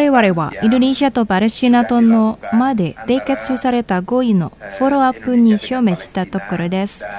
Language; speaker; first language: Japanese; non-native, fluent; Indonesian